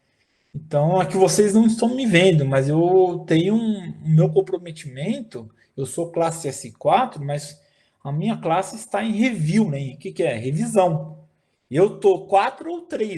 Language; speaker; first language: Portuguese; native; Portuguese